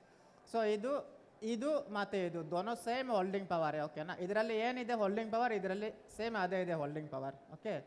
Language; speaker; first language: Kannada; non-native, learner; Bangla